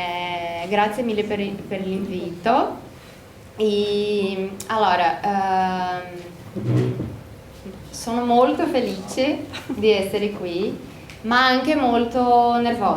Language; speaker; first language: Italian; non-native, learner; Portuguese